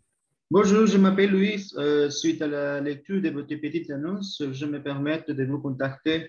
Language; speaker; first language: French; non-native, learner; Spanish